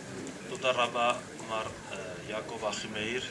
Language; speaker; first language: Hebrew; non-native, local second language; Armenian